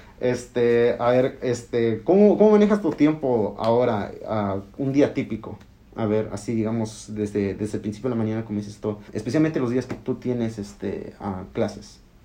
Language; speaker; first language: Spanish; early bilingual, heritage; Spanish